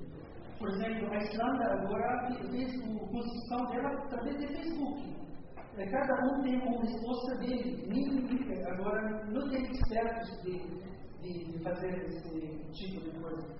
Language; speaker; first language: Portuguese; non-native, learner; Spanish